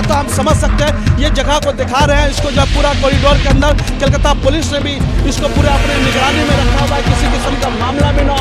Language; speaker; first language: Hindi; native; Hindi